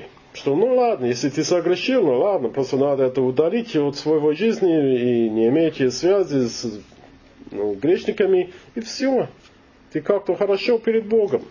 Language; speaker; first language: Russian; non-native, learner; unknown